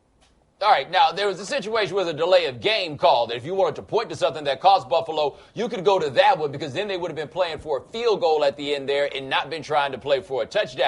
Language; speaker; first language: English; native; English